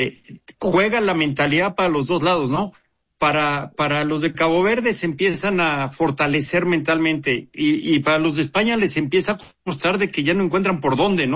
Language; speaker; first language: Spanish; native; Spanish